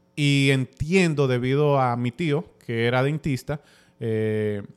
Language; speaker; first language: Spanish; early bilingual, heritage; Spanish